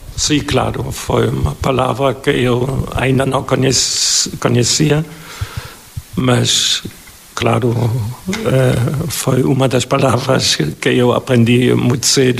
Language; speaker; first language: Portuguese; non-native, fluent; German